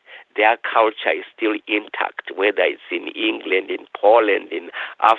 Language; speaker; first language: English; non-native, local second language; Shona